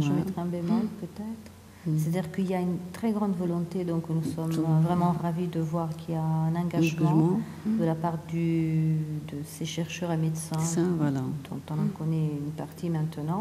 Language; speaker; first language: French; non-native, fluent; Italian